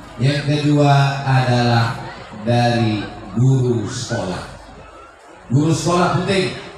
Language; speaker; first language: Indonesian; native; Indonesian